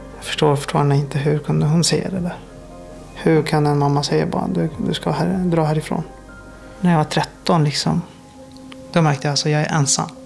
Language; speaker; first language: Swedish; non-native, fluent; Persian